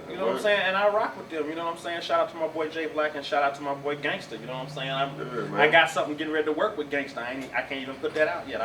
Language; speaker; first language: English; native; English